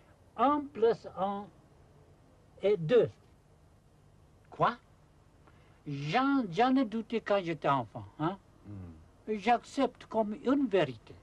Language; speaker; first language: French; non-native, fluent; Japanese